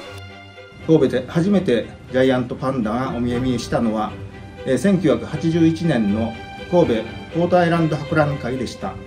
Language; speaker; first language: Japanese; native; Japanese